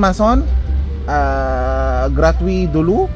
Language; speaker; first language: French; non-native, learner; Filipino